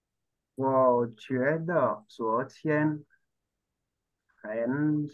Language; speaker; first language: Chinese; non-native, learner; French